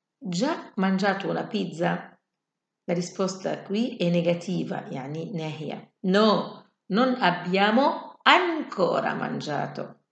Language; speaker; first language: Italian; non-native, fluent; Arabic